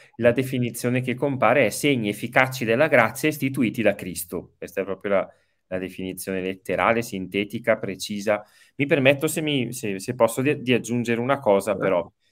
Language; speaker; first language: Italian; native; Italian